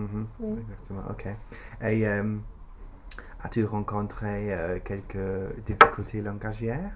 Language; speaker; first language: French; non-native, fluent; English